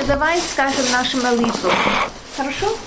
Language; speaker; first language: Russian; non-native, learner; English